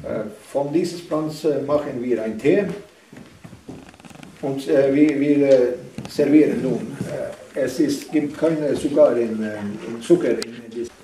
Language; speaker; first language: German; non-native, learner; Northern Sami